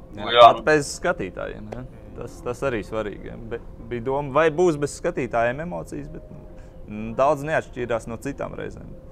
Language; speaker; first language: Latvian; native; Latvian